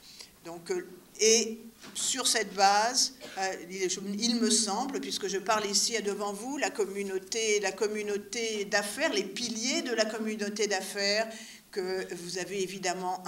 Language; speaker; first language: French; native; French